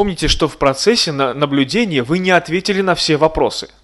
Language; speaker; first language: Russian; native; Russian